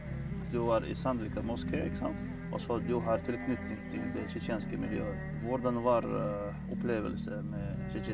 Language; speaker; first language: Norwegian; non-native, fluent; Chechen